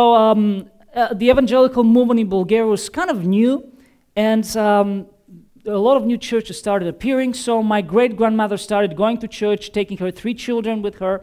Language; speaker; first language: English; non-native, fluent; Bulgarian